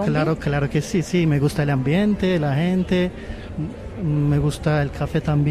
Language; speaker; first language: Spanish; non-native, fluent; Turkish